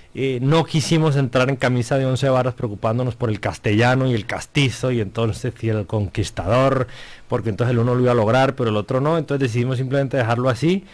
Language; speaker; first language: Spanish; native; Spanish